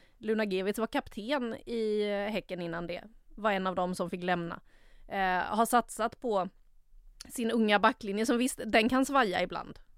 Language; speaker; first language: Swedish; native; Swedish